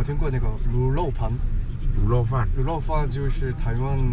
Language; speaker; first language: Chinese; non-native, learner; Korean